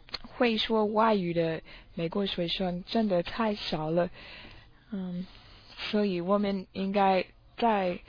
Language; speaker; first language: Chinese; non-native, learner; English